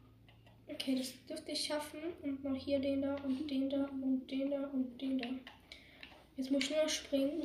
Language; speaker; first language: German; native; German